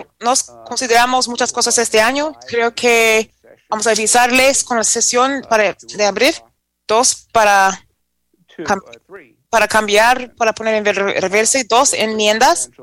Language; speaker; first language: Spanish; non-native, fluent; English